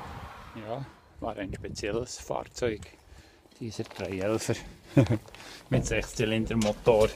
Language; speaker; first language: German; native; German